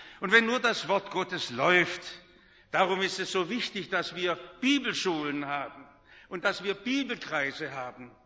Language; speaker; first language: German; native; German